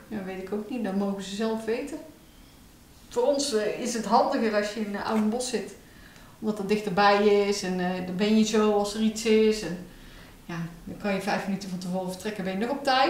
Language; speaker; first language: Dutch; native; Dutch